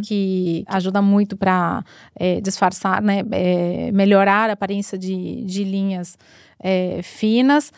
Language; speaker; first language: Portuguese; non-native, fluent; Spanish